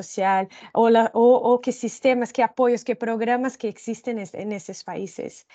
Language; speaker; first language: Spanish; non-native, fluent; Portuguese